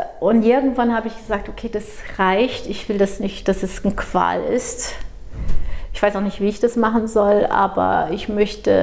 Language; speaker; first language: German; non-native, fluent; Portuguese